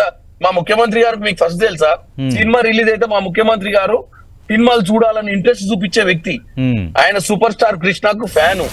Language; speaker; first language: Telugu; native; Telugu